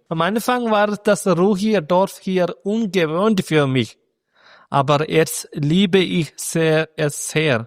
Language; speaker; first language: German; non-native, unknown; Malayalam